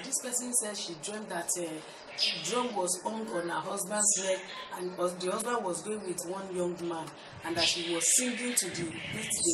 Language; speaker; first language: English; non-native, local second language; Yoruba